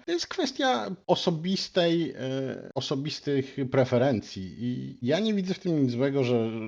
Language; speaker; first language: Polish; native; Polish